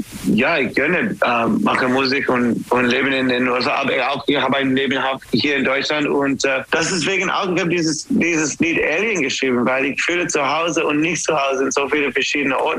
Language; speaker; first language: German; non-native, learner; English